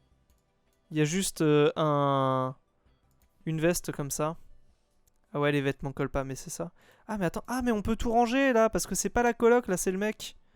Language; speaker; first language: French; native; French